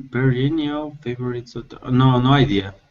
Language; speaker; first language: English; non-native, learner; Portuguese